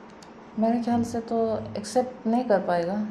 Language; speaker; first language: Hindi; non-native, local second language; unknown